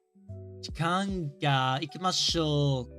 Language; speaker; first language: Japanese; non-native, learner; English